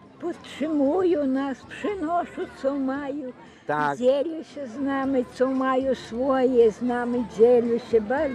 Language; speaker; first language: Polish; early bilingual, heritage; Polish